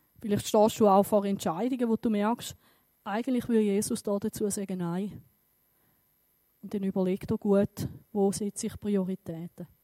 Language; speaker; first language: German; native; German